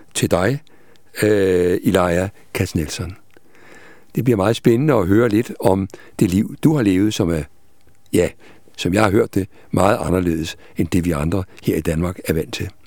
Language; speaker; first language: Danish; native; Danish